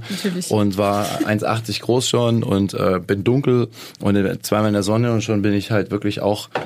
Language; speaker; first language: German; native; German